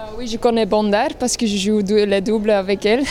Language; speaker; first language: French; non-native, local second language; Dutch